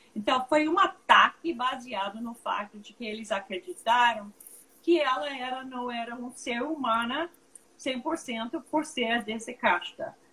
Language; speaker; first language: Portuguese; non-native, fluent; English